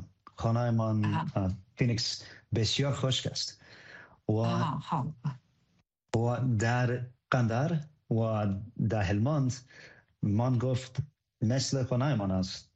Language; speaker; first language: Persian; non-native, learner; English